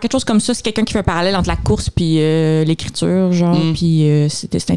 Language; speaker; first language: French; native; French